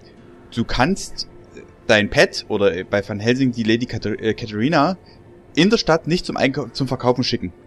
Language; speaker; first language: German; native; German